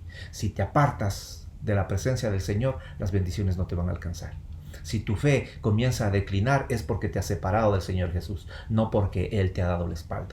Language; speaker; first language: Spanish; native; Spanish